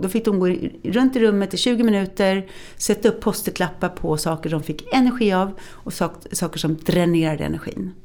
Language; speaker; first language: Swedish; native; Swedish